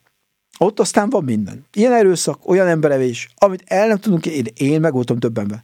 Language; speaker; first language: Hungarian; native; Hungarian